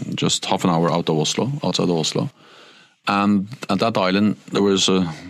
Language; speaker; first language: English; non-native, fluent; Norwegian